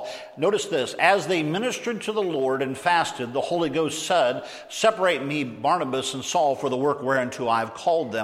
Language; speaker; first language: English; native; English